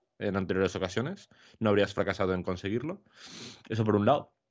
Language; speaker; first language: Spanish; native; Spanish